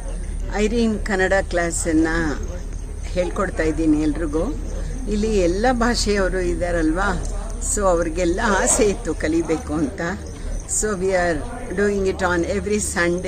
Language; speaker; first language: Kannada; non-native, learner; Hindi